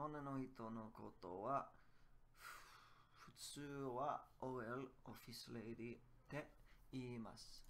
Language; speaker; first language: Japanese; non-native, learner; English